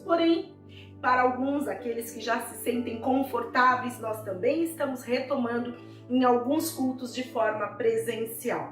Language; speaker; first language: Portuguese; native; Portuguese